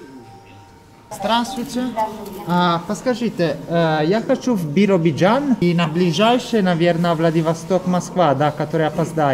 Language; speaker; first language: Russian; non-native, fluent; Italian